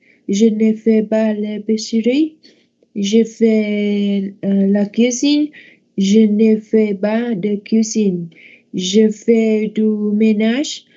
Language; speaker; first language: French; non-native, learner; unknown